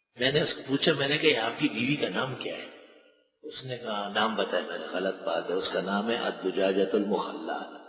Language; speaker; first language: Urdu; non-native, local second language; Pashto